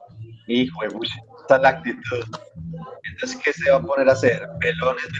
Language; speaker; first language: Spanish; native; Spanish